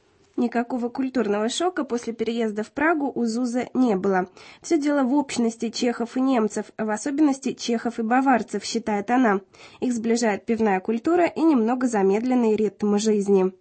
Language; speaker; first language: Russian; native; Russian